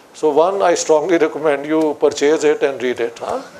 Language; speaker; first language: English; non-native, local second language; Punjabi